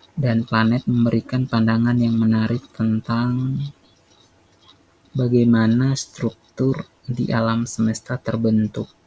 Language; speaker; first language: Indonesian; native; Indonesian